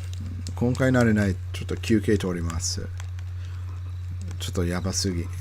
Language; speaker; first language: Japanese; non-native, learner; English